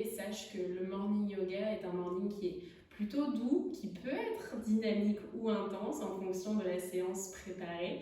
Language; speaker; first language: French; native; French